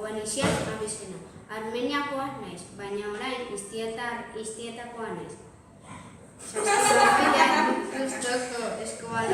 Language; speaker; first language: Basque; early bilingual, other home language; Armenian